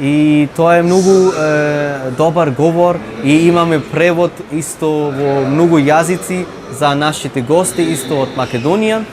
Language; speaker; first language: Macedonian; non-native, learner; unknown